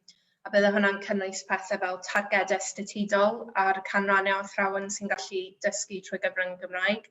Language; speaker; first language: Welsh; native; Welsh